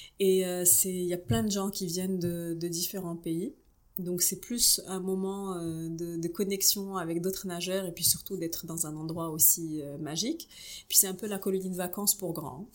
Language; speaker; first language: French; non-native, local second language; Arabic